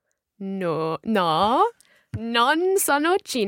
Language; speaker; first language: Italian; non-native, learner; English